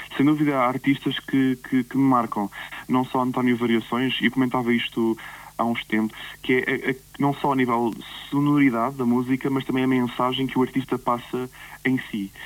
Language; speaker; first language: Portuguese; native; Portuguese